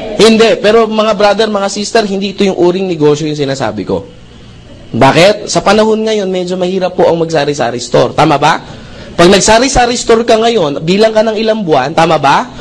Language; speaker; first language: Filipino; non-native, local second language; Cebuano